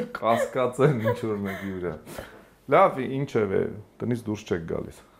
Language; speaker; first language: Armenian; native; Armenian